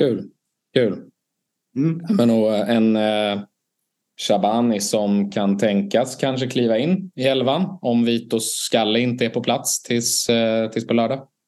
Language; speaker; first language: Swedish; native; Swedish